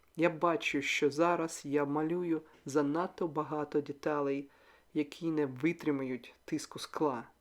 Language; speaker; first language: Ukrainian; non-native, local second language; Russian